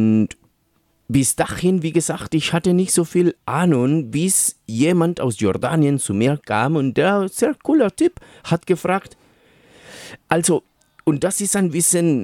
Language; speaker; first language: German; non-native, fluent; Spanish